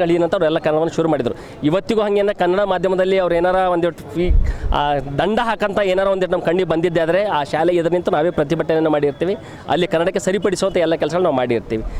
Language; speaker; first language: Kannada; native; Kannada